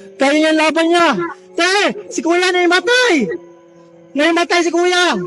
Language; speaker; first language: Filipino; non-native, local second language; Cebuano